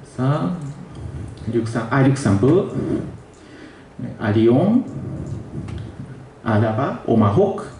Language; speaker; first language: French; non-native, learner; Japanese